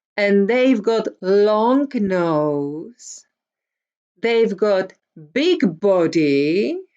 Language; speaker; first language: English; non-native, fluent; Czech